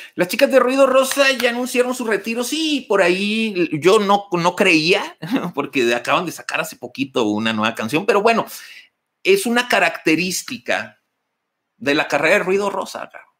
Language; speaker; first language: Spanish; native; Spanish